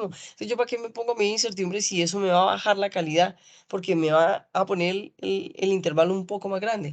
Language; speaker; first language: Spanish; native; Spanish